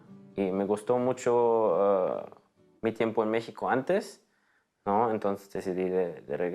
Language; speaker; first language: Spanish; non-native, fluent; German